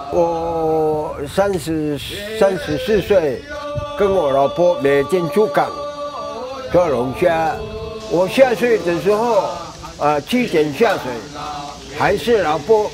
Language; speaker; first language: Chinese; non-native, local second language; Amis